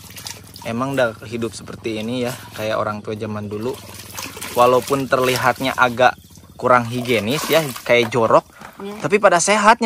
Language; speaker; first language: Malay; non-native, local second language; Sundanese